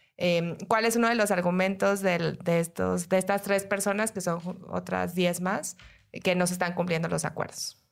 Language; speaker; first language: Spanish; native; Spanish